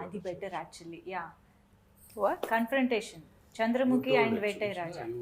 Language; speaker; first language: Telugu; native; Telugu